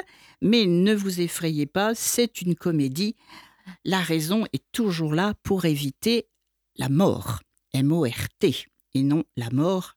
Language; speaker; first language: French; native; French